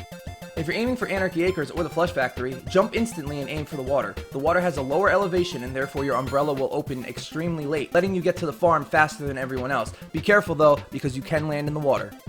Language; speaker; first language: English; native; English